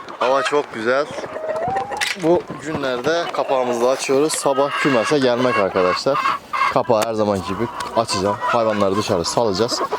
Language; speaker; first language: Turkish; native; Turkish